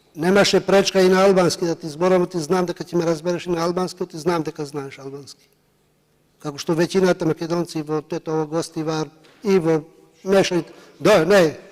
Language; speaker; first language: Macedonian; non-native, local second language; Albanian